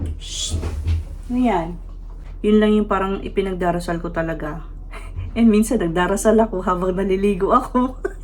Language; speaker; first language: Filipino; native; Filipino